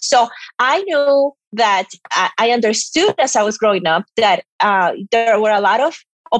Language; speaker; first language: English; non-native, fluent; Spanish